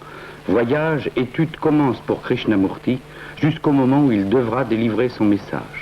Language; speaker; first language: French; native; French